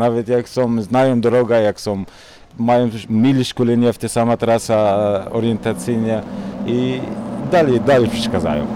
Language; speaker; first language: Polish; non-native, learner; Arabic